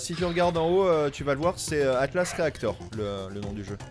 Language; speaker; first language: French; native; French